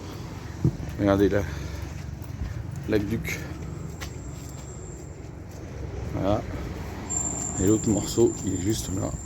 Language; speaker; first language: French; native; French